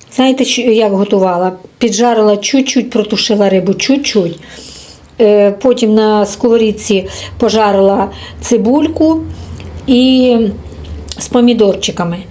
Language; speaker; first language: Ukrainian; non-native, local second language; Russian